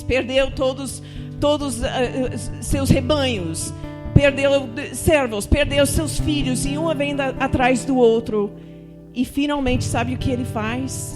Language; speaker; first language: Portuguese; non-native, fluent; English